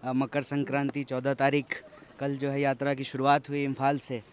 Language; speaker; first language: Hindi; native; Hindi